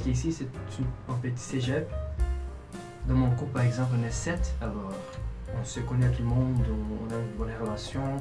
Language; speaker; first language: French; non-native, fluent; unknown